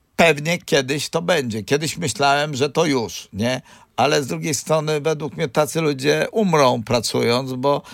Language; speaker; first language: Polish; native; Polish